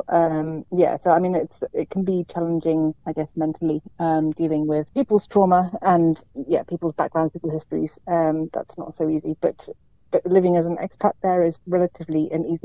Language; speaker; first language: English; native; English